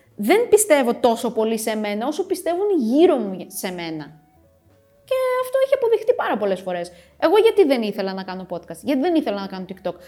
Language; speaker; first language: Greek; early bilingual, other home language; Romanian